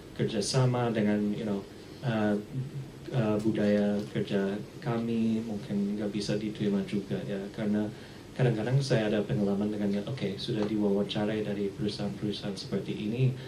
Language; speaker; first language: Indonesian; early bilingual, heritage; English